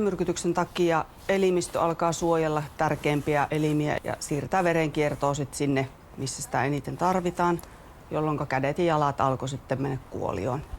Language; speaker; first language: Finnish; native; Finnish